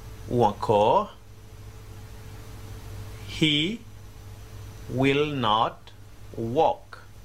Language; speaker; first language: English; non-native, fluent; French